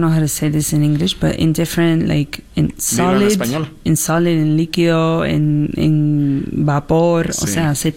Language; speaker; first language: English; non-native, fluent; Italian